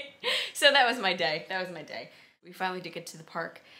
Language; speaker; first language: English; native; English